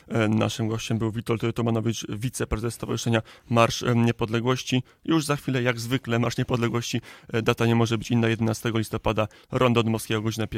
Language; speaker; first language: Polish; native; Polish